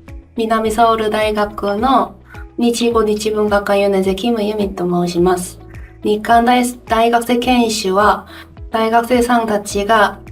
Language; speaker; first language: Japanese; non-native, fluent; Korean